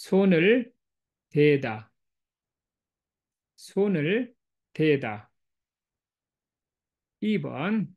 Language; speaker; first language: Korean; non-native, fluent; English